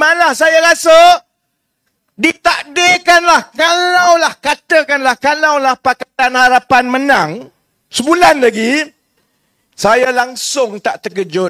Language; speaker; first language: Malay; native; Malay